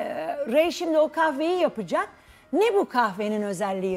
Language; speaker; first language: Turkish; native; Turkish